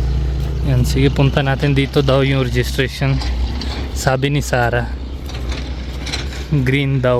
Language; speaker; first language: Filipino; non-native, learner; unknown